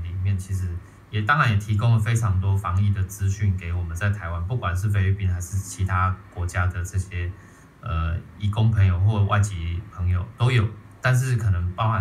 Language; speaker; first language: Chinese; native; Chinese